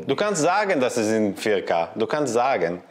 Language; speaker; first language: German; non-native, learner; Italian